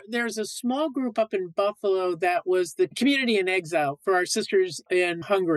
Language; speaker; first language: English; native; English